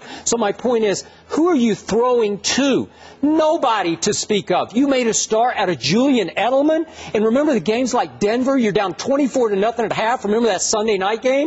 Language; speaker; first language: English; native; English